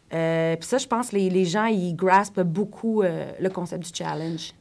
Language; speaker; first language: French; native; French